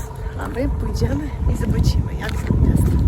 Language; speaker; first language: Polish; non-native, learner; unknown